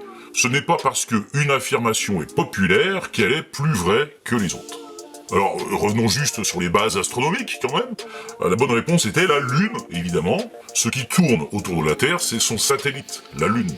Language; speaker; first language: French; native; French